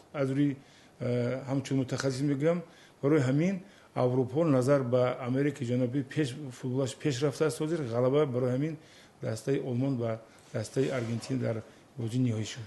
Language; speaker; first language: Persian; native; Persian